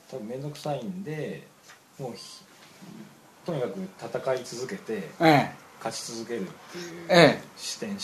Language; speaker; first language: Japanese; native; Japanese